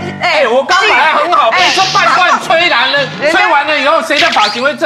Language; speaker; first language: Chinese; native; Chinese